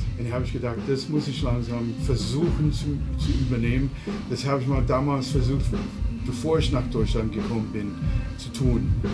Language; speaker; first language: German; non-native, fluent; English